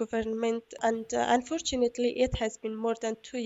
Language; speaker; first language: English; non-native, learner; Persian